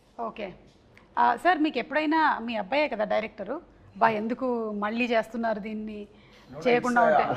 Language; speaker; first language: Telugu; native; Telugu